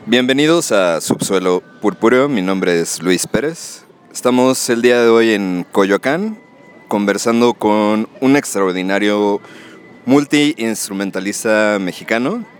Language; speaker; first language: Spanish; native; Spanish